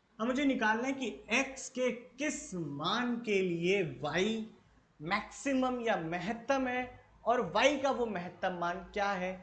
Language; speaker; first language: Hindi; native; Hindi